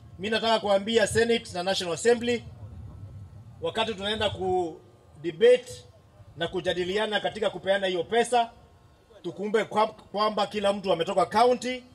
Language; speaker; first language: Swahili; non-native, local second language; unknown